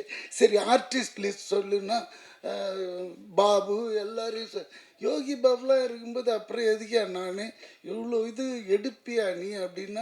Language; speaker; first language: Tamil; native; Tamil